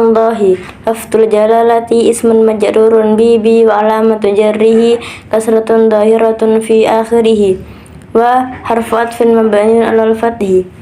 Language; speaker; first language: Arabic; non-native, learner; Indonesian